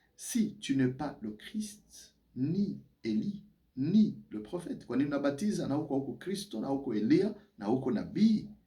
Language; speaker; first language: French; non-native, local second language; Swahili